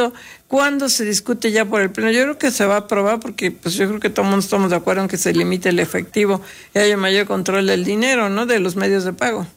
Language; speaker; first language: Spanish; native; Spanish